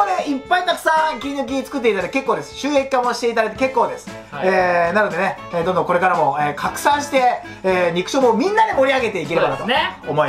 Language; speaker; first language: Japanese; native; Japanese